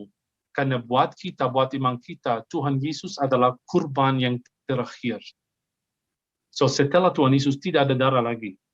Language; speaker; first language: Indonesian; non-native, fluent; Arabic